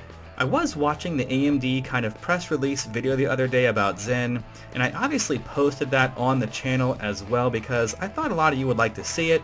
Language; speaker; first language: English; native; English